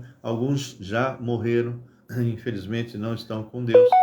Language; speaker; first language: Portuguese; native; Portuguese